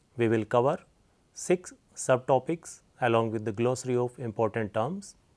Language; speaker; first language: English; non-native, local second language; Hindi